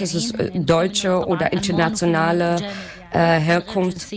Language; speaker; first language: German; non-native, learner; Arabic